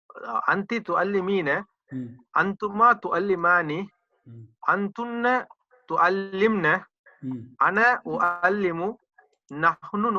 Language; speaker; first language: Arabic; non-native, learner; Tamil